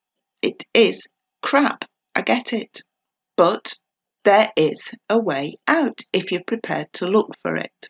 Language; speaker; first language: English; native; English